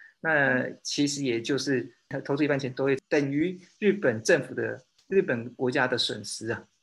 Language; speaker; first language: Chinese; native; Chinese